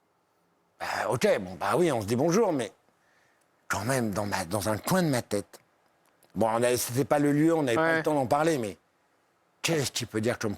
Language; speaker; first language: French; native; French